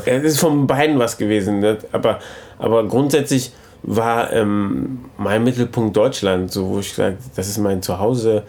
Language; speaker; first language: German; early bilingual, other home language; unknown